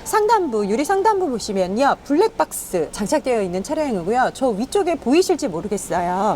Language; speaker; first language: Korean; native; Korean